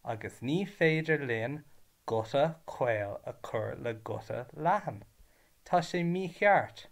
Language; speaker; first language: Irish; non-native, learner; English